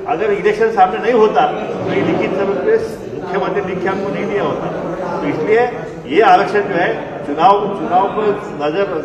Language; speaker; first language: Hindi; non-native, local second language; Marathi